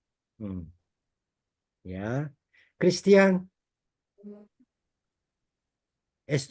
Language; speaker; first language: Spanish; non-native, fluent; Korean